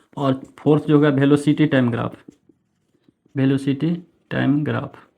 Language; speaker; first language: Hindi; native; Hindi